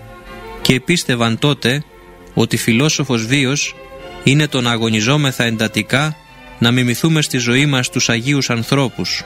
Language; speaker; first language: Greek; native; Greek